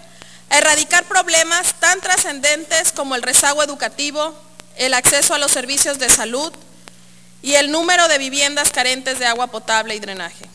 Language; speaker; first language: Spanish; native; Spanish